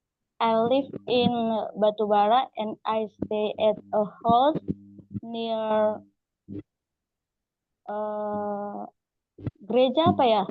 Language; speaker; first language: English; non-native, learner; Indonesian